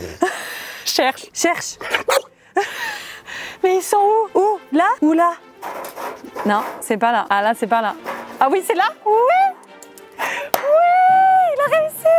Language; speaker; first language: French; native; French